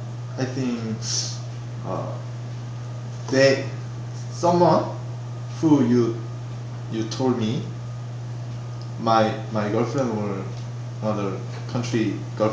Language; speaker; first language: English; non-native, learner; Korean